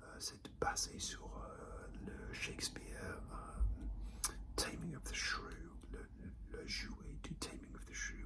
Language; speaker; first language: French; non-native, learner; English